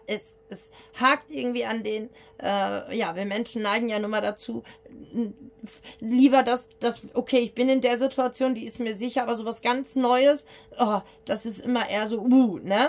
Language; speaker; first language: German; native; German